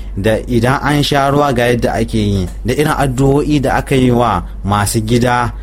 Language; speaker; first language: Hausa; native; Hausa